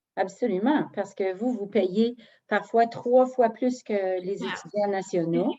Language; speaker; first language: French; native; French